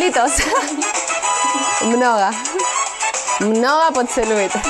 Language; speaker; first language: Russian; non-native, learner; Spanish